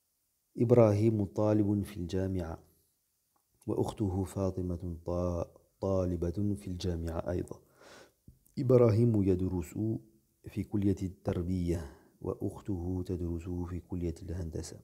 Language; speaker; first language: Arabic; non-native, fluent; French